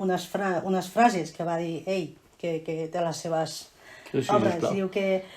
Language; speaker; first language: Catalan; non-native, fluent; Chinese